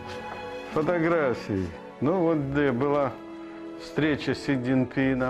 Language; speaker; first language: Russian; native; Russian